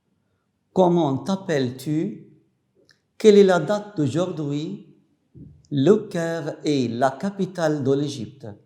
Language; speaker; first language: French; non-native, fluent; Arabic